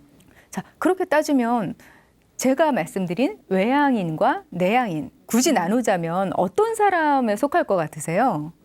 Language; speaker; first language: Korean; native; Korean